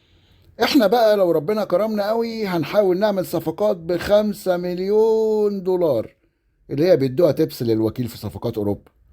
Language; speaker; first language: Arabic; native; Arabic